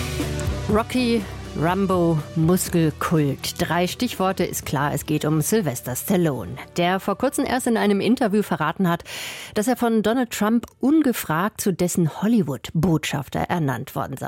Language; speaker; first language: German; native; German